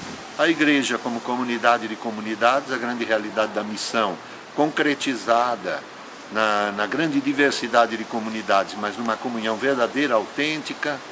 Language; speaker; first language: Portuguese; native; Portuguese